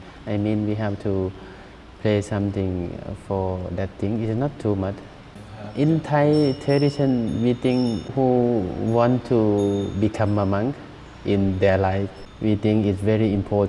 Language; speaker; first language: English; non-native, learner; Thai